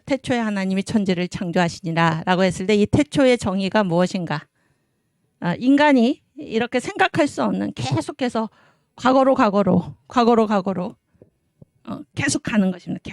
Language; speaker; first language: Korean; native; Korean